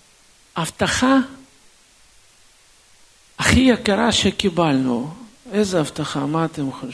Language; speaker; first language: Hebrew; non-native, fluent; Russian